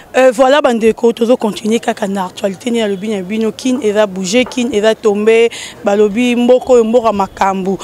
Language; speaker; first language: Lingala; native; Lingala